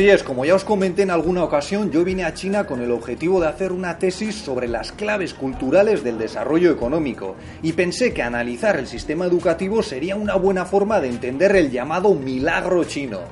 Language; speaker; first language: Spanish; native; Spanish